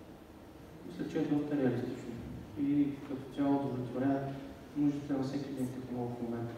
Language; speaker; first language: Bulgarian; native; Bulgarian